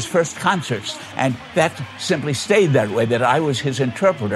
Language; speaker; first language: English; native; English